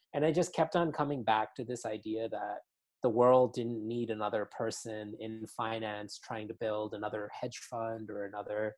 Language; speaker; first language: English; native; English